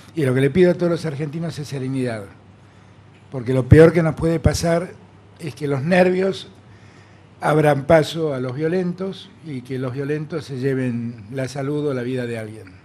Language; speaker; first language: Spanish; native; Spanish